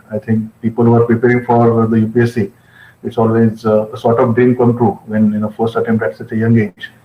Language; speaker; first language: English; non-native, local second language; Marathi